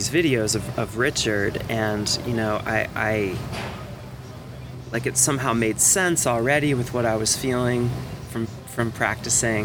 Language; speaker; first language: English; native; English